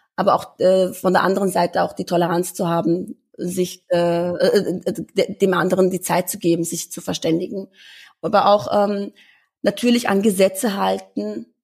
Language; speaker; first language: German; early bilingual, other home language; Albanian